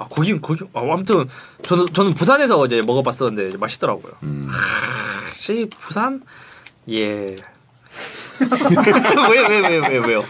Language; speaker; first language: Korean; native; Korean